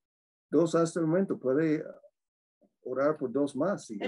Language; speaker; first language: Spanish; non-native, fluent; English